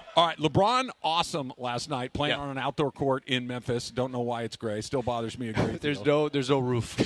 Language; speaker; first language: English; native; English